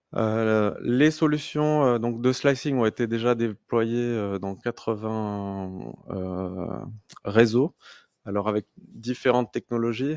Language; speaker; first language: French; native; French